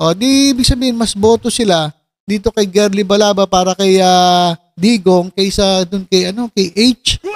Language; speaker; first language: Filipino; native; Filipino